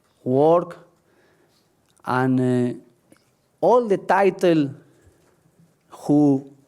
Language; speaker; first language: English; non-native, learner; Spanish